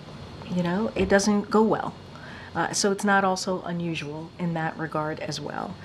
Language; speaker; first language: English; native; English